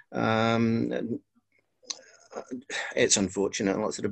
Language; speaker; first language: English; non-native, local second language; Welsh